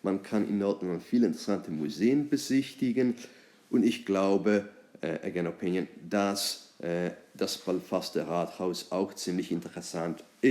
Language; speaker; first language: German; non-native, fluent; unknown